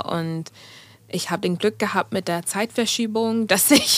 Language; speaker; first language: German; non-native, fluent; English